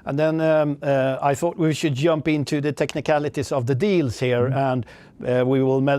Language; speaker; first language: English; non-native, fluent; Swedish